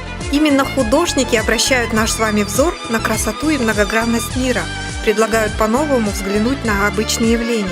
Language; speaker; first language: Russian; native; Russian